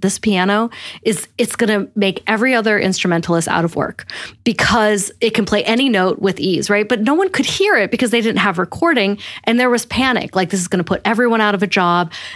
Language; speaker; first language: English; native; English